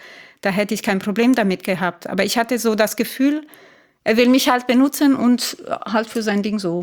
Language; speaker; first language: German; non-native, fluent; Italian